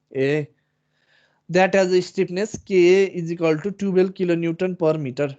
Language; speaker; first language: English; non-native, local second language; Nepali